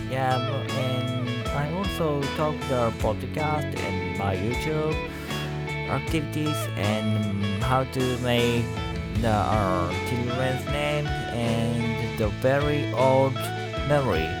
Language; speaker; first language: English; non-native, learner; Japanese